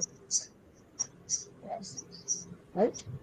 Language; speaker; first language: English; non-native, learner; Indonesian